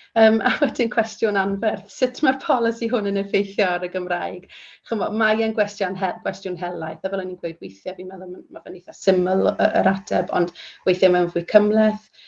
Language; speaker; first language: Welsh; native; Welsh